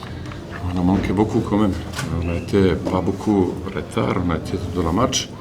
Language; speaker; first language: French; non-native, learner; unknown